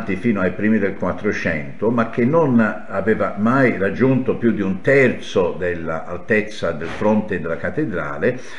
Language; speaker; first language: Italian; non-native, fluent; English